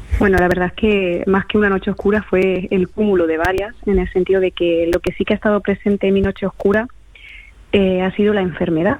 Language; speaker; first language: Spanish; early bilingual, other home language; Portuguese